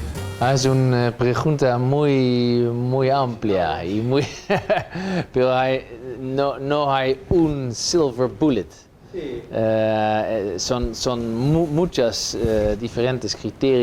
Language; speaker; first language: Spanish; non-native, fluent; Dutch